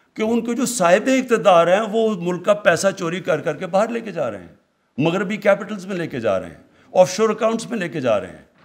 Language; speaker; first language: Urdu; native; Urdu